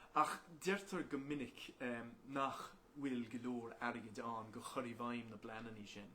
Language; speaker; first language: Irish; non-native, local second language; English